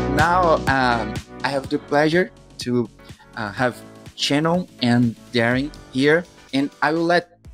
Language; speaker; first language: English; non-native, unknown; Portuguese